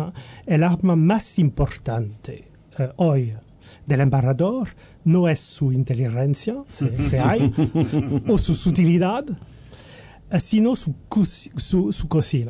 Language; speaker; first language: Spanish; non-native, learner; French